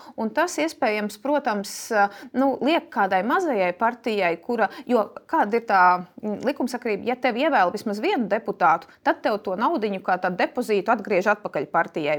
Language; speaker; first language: Latvian; native; Latvian